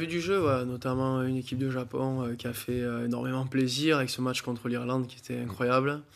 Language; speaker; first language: French; native; French